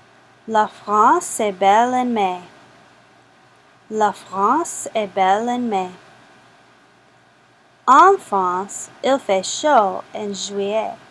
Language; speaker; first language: French; non-native, fluent; English